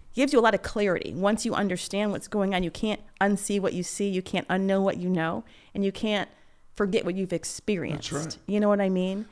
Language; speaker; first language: English; native; English